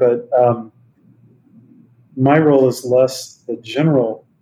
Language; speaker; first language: English; native; English